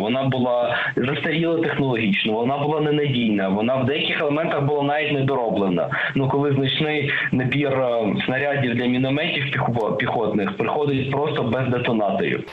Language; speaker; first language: Ukrainian; native; Ukrainian